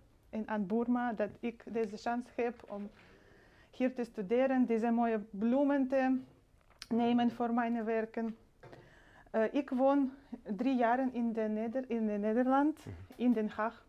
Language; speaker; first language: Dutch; non-native, learner; Russian